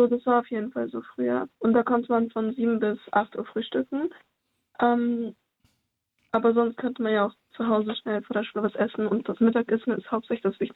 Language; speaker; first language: German; early bilingual, other home language; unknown